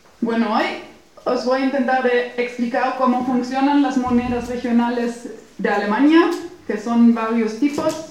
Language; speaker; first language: Spanish; non-native, fluent; German